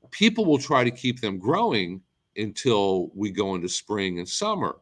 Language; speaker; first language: English; native; English